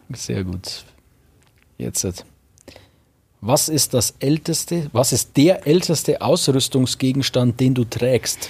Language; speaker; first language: German; native; German